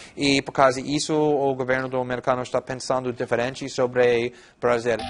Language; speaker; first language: Portuguese; non-native, fluent; English